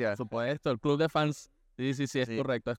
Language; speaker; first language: Spanish; native; Spanish